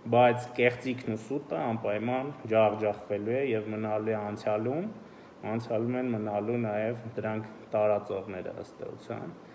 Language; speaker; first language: Armenian; native; Armenian